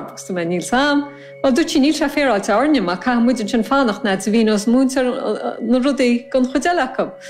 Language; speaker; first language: Irish; native; Irish